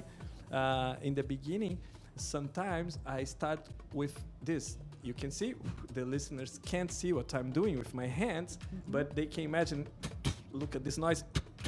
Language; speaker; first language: English; non-native, fluent; Portuguese